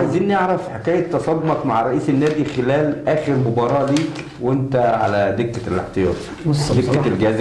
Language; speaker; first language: Arabic; native; Arabic